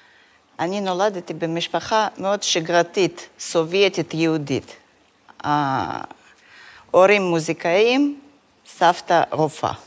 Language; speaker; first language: Hebrew; non-native, fluent; Russian